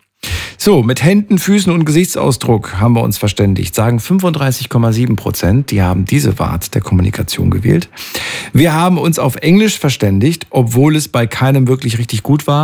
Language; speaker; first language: German; native; German